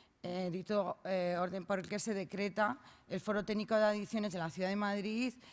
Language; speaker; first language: Spanish; native; Spanish